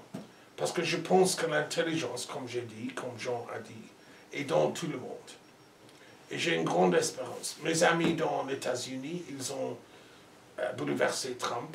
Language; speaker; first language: French; non-native, learner; English